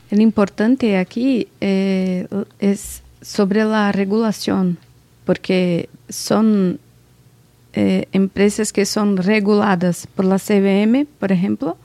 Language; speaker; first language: Spanish; non-native, learner; Portuguese